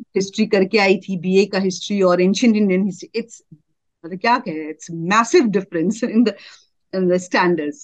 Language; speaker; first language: Hindi; native; Hindi